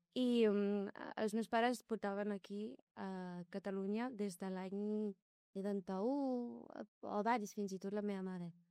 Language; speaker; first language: Catalan; non-native, local second language; Arabic